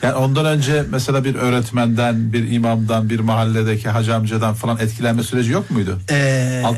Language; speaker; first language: Turkish; native; Turkish